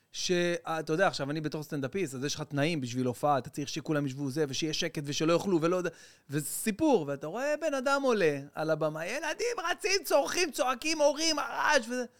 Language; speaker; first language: Hebrew; native; Hebrew